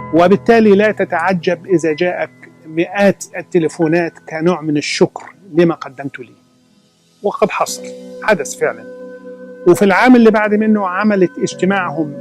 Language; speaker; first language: Arabic; native; Arabic